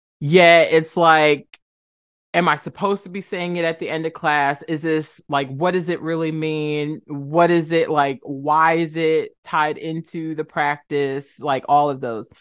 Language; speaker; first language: English; native; English